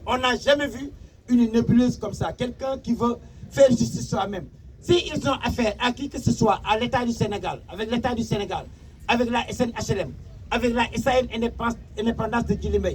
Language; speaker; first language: French; non-native, local second language; Wolof